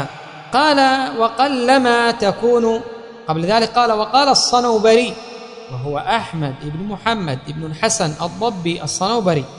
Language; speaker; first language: Arabic; native; Arabic